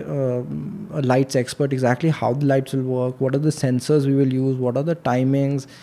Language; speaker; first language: English; non-native, local second language; Hindi